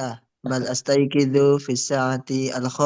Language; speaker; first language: Arabic; non-native, learner; Indonesian